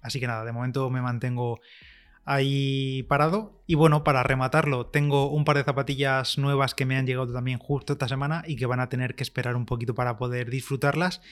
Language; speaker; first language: Spanish; native; Spanish